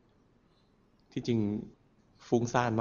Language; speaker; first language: Thai; native; Thai